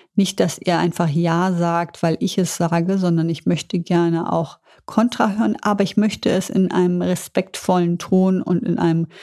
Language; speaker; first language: German; native; German